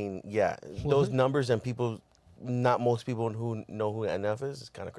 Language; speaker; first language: English; native; English